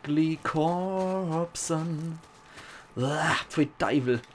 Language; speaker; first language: German; native; German